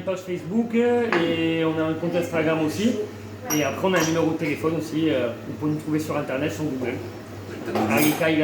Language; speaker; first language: French; native; French